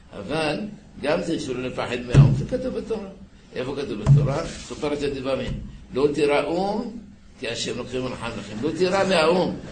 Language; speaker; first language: Hebrew; early bilingual, other home language; Arabic